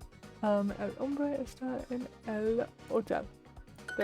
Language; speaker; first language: Spanish; non-native, learner; English